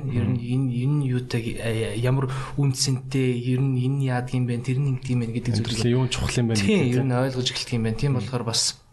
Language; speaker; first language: Mongolian; early bilingual, other home language; Russian